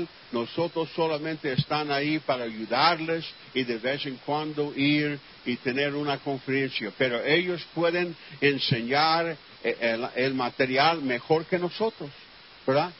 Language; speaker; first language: Spanish; non-native, fluent; English